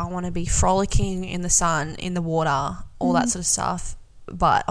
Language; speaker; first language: English; native; English